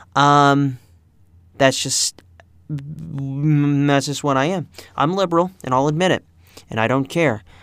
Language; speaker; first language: English; early bilingual, other home language; Spanish